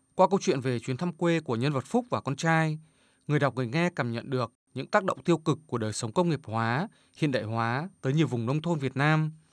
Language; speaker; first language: Vietnamese; native; Vietnamese